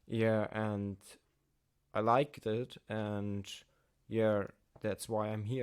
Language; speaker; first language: English; non-native, learner; German